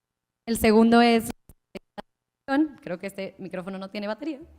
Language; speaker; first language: Spanish; native; Spanish